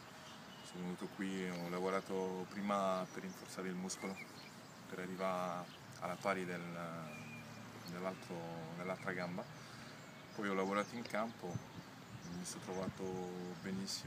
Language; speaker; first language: Italian; non-native, fluent; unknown